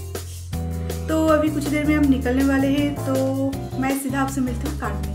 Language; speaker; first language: Hindi; non-native, local second language; Bangla